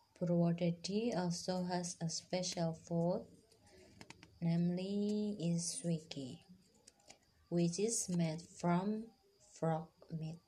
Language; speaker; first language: English; non-native, fluent; Indonesian